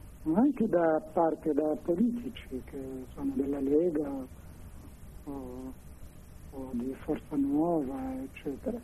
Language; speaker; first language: Italian; non-native, fluent; Arabic